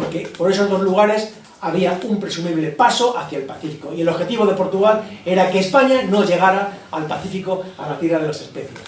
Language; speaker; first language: Spanish; native; Spanish